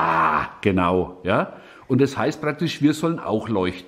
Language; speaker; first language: German; native; German